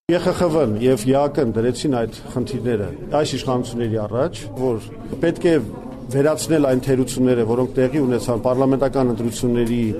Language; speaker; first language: Armenian; native; Armenian